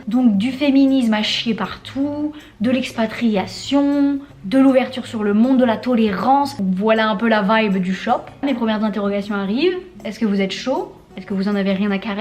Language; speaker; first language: French; native; French